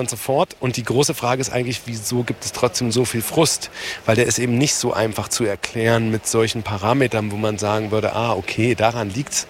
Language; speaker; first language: German; native; German